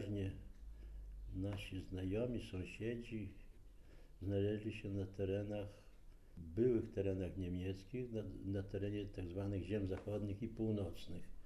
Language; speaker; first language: Polish; native; Polish